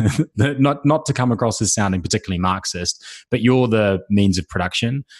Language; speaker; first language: English; native; English